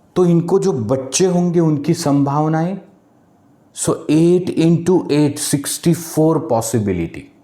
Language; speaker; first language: Hindi; non-native, local second language; Marathi